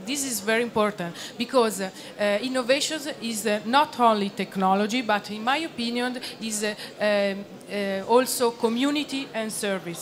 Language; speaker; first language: English; non-native, learner; Italian